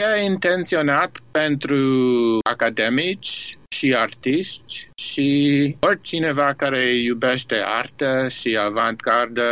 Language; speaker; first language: Romanian; early bilingual, heritage; Romanian